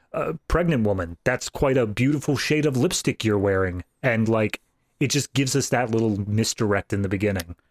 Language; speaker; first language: English; native; English